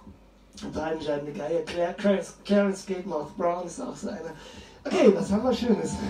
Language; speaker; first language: German; native; German